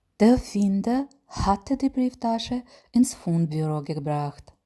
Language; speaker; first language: German; non-native, learner; Ukrainian